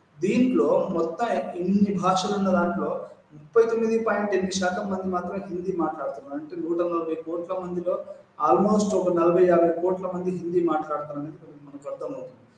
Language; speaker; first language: Telugu; non-native, local second language; Urdu